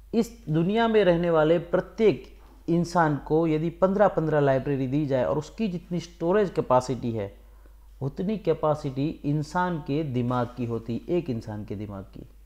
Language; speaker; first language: Hindi; non-native, local second language; Gujarati